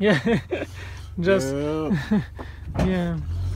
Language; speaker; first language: English; non-native, learner; Russian